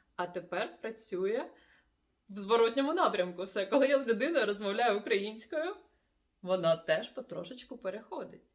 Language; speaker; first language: Ukrainian; non-native, local second language; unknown